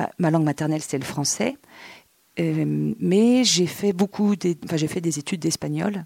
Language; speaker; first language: French; native; French